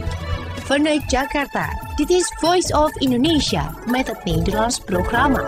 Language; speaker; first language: Dutch; non-native, learner; Indonesian